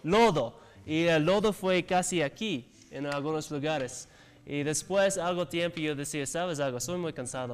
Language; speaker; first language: Spanish; non-native, learner; English